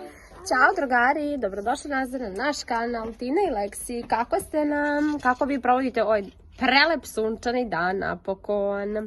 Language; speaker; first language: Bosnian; early bilingual, heritage; Serbian